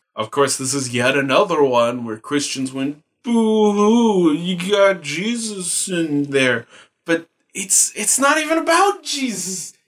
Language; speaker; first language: English; native; English